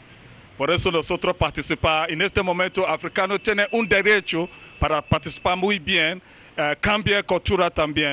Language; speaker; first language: Spanish; non-native, learner; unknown